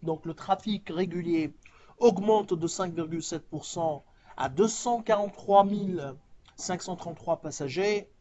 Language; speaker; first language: French; non-native, local second language; Arabic